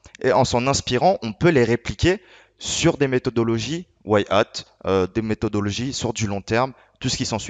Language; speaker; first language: French; native; French